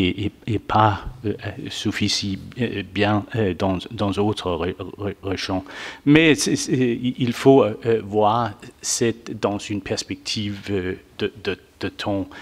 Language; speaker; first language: French; non-native, fluent; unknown